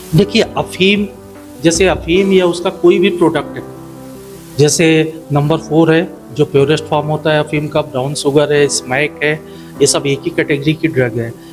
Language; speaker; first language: Hindi; native; Hindi